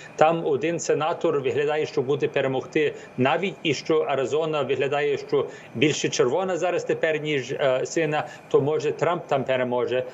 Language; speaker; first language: Ukrainian; early bilingual, heritage; Ukrainian